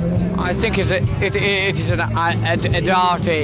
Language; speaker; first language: English; non-native, learner; Hungarian